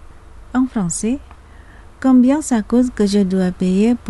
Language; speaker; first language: French; non-native, fluent; Indonesian